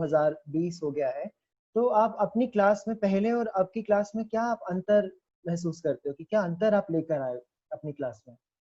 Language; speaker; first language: Hindi; native; Hindi